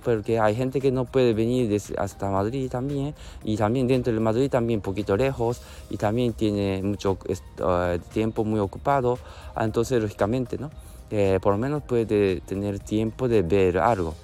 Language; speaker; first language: Spanish; non-native, learner; Japanese